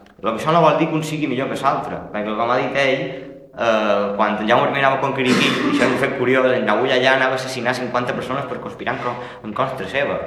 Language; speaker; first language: Catalan; native; Catalan